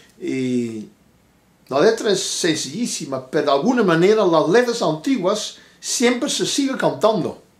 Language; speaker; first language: Spanish; non-native, fluent; Dutch